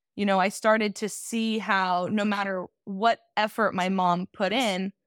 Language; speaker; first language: English; native; English